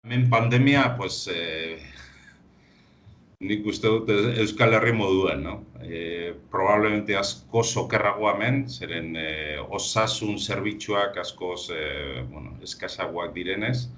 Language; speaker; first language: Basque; non-native, local second language; Spanish